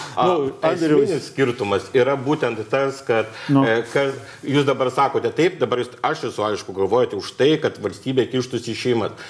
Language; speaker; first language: Lithuanian; native; Lithuanian